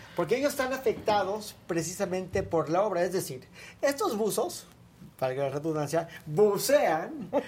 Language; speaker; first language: Spanish; native; Spanish